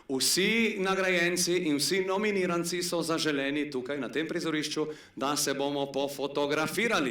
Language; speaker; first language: Slovenian; native; Slovenian